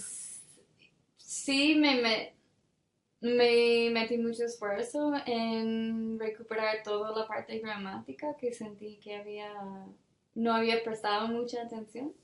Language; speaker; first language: Spanish; non-native, fluent; English